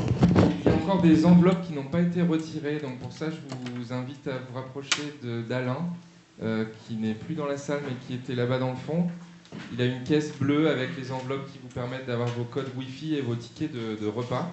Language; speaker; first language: French; native; French